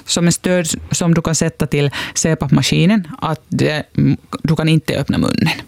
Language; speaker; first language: Swedish; non-native, local second language; Finnish